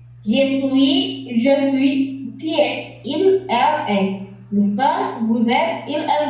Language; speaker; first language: French; non-native, learner; Portuguese